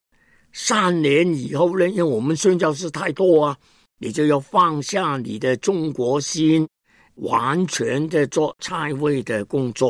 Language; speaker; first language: Chinese; non-native, local second language; Cantonese